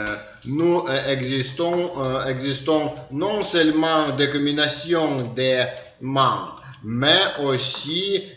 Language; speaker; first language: French; non-native, learner; Ukrainian